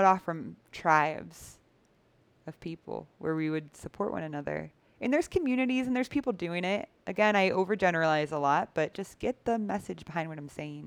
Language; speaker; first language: English; native; English